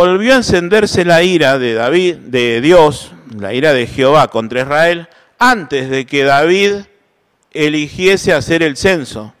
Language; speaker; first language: Spanish; native; Spanish